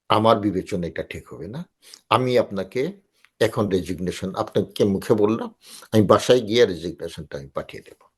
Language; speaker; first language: Bangla; non-native, local second language; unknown